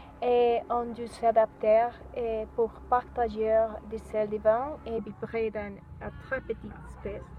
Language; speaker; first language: French; non-native, learner; Spanish